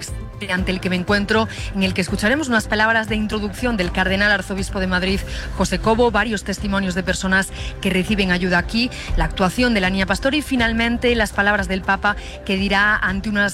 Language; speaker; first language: Spanish; native; Spanish